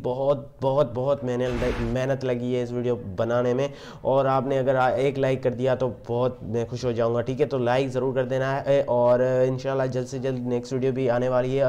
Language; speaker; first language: Hindi; native; Hindi